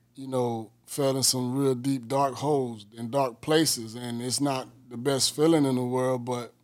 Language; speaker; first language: English; native; English